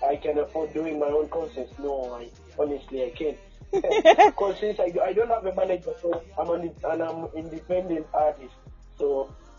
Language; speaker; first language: English; non-native, local second language; Nyanja